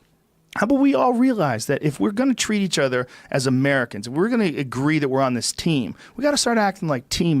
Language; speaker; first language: English; native; English